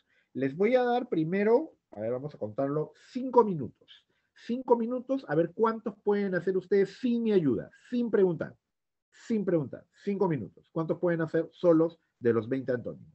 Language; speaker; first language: Spanish; native; Spanish